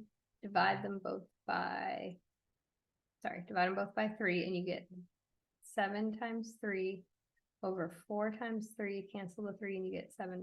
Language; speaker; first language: English; native; English